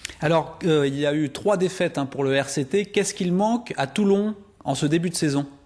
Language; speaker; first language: French; native; French